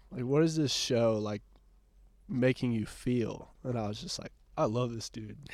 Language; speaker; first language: English; native; English